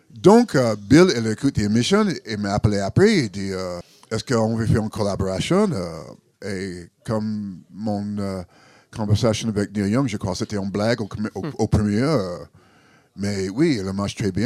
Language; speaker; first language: French; non-native, learner; English